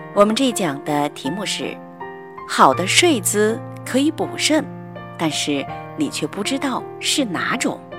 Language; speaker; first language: Chinese; native; Chinese